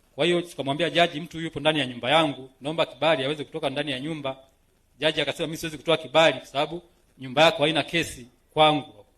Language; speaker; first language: Swahili; native; Swahili